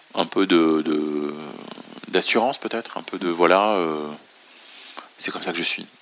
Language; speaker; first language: French; non-native, local second language; Arabic